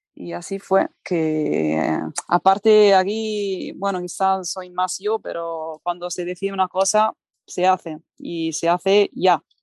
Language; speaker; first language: Spanish; non-native, fluent; Italian